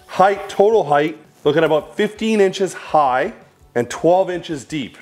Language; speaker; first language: English; native; English